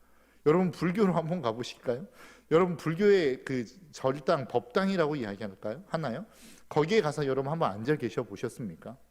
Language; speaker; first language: Korean; native; Korean